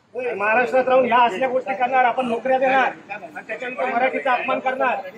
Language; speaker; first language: Marathi; native; Marathi